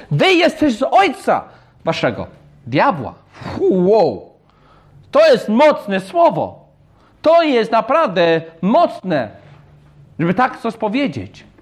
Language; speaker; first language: Polish; non-native, fluent; English